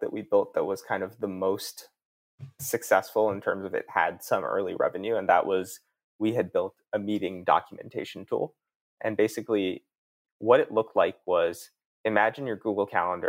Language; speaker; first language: English; native; English